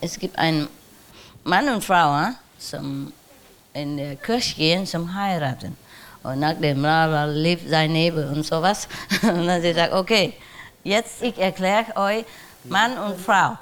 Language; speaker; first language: German; non-native, learner; Vietnamese